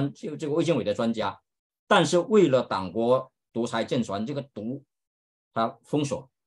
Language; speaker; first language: Chinese; native; Chinese